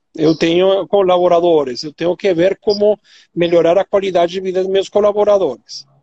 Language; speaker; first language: Portuguese; non-native, fluent; Spanish